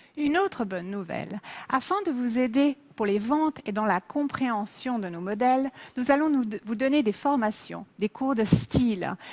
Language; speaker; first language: French; native; French